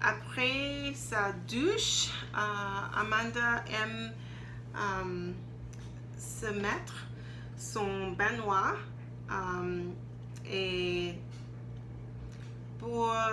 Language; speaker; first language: French; non-native, learner; English